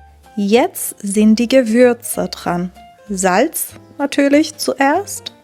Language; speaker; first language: German; non-native, fluent; Persian